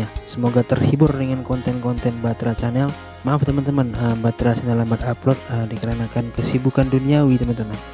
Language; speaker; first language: Indonesian; non-native, local second language; Malay